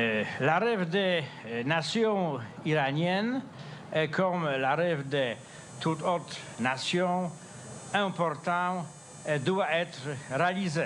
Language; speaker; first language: French; non-native, fluent; Polish